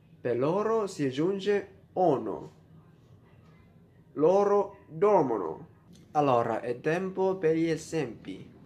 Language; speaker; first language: Italian; non-native, fluent; Vietnamese